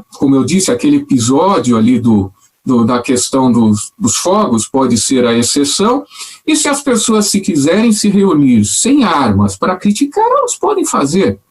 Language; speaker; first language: Portuguese; native; Portuguese